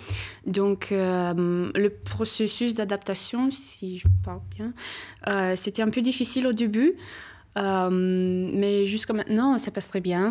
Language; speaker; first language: French; non-native, fluent; Romanian